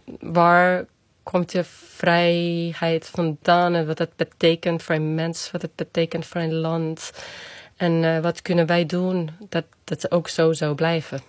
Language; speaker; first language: Dutch; non-native, fluent; Estonian